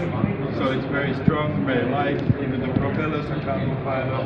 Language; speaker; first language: English; non-native, fluent; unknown